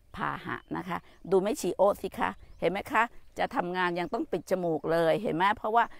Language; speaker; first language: Thai; native; Thai